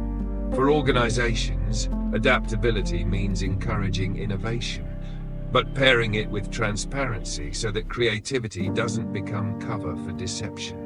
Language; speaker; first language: English; native; English